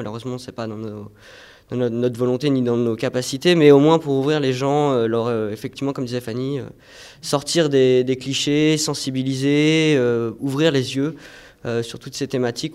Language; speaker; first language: French; native; French